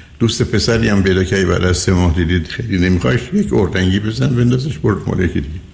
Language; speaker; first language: Persian; native; Persian